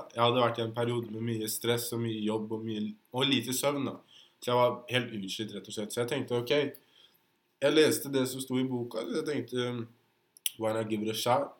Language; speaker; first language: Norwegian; native; Norwegian